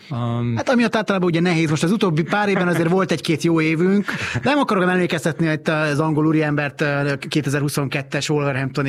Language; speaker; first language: Hungarian; native; Hungarian